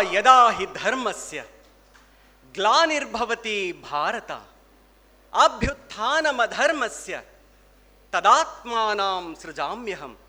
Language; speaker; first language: Kannada; non-native, local second language; Telugu